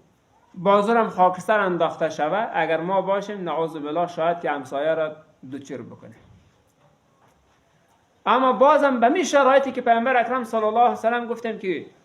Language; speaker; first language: Persian; native; Persian